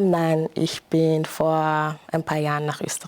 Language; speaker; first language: German; non-native, fluent; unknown